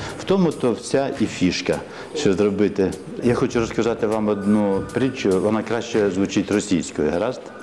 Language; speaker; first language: Ukrainian; non-native, local second language; Russian